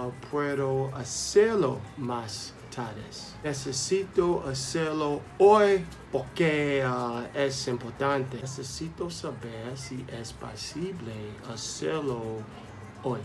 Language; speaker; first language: Spanish; non-native, learner; English